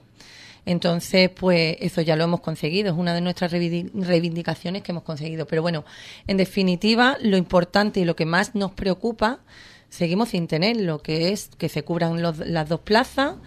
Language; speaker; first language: Spanish; native; Spanish